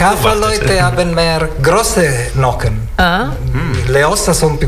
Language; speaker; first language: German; non-native, learner; Italian